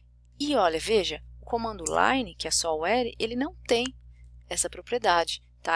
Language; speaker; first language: Portuguese; native; Portuguese